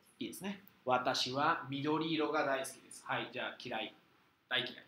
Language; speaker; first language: Japanese; non-native, fluent; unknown